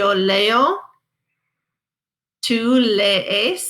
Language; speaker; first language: Spanish; non-native, fluent; English